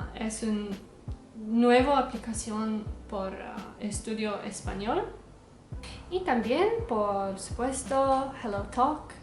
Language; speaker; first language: Spanish; non-native, learner; English